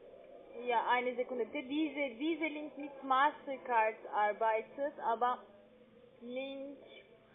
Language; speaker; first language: German; non-native, learner; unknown